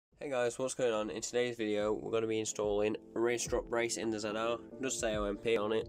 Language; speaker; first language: English; native; English